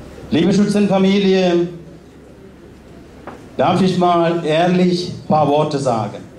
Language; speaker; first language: German; non-native, fluent; Malayalam